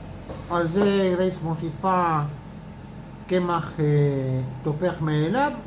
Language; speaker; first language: Hebrew; non-native, fluent; Spanish